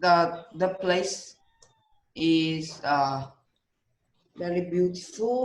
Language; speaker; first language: English; non-native, learner; Vietnamese